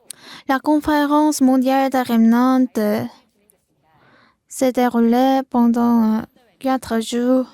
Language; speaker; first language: French; non-native, learner; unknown